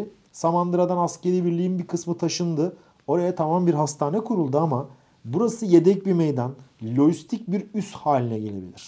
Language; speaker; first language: Turkish; native; Turkish